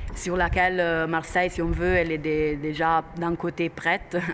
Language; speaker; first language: French; non-native, fluent; Italian